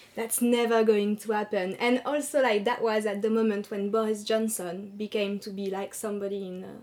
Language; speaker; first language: English; non-native, fluent; French